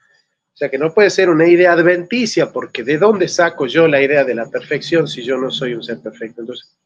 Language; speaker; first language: Spanish; native; Spanish